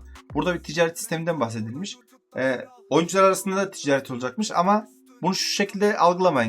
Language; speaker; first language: Turkish; native; Turkish